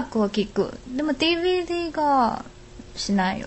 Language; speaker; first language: Japanese; non-native, learner; Chinese